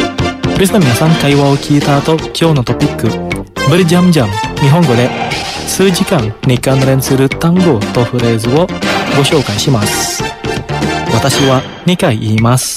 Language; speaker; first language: Japanese; non-native, fluent; Indonesian